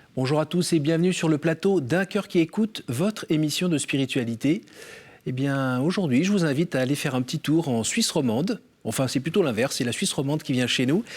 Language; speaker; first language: French; native; French